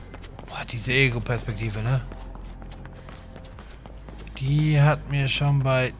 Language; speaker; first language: German; native; German